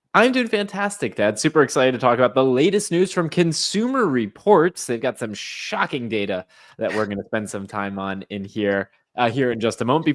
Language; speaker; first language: English; native; English